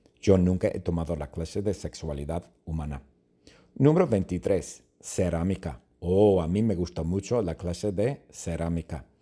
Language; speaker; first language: Spanish; non-native, fluent; English